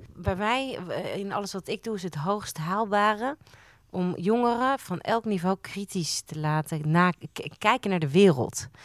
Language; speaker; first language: Dutch; native; Dutch